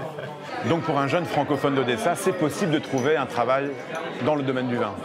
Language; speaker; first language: French; native; French